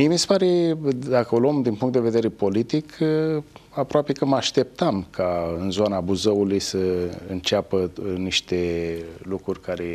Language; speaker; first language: Romanian; native; Romanian